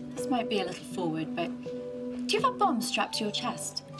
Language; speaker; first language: English; native; English